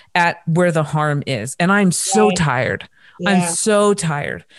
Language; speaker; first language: English; native; English